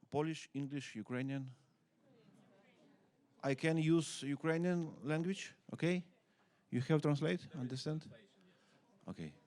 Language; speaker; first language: English; non-native, learner; Ukrainian